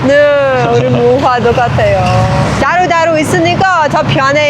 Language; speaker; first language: Korean; non-native, learner; Persian